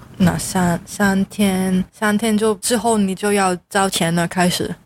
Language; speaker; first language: Chinese; non-native, local second language; Cantonese